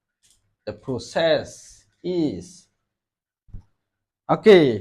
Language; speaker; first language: English; non-native, learner; Rohingya